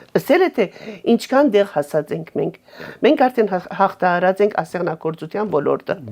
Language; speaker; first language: Armenian; native; Armenian